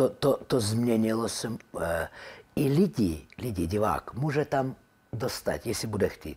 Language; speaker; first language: Czech; non-native, learner; Russian